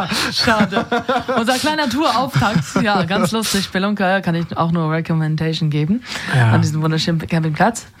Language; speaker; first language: German; native; German